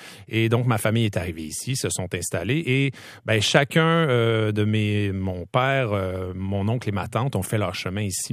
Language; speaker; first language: French; native; French